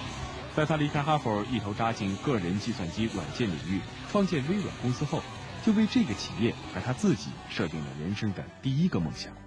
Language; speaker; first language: Chinese; native; Chinese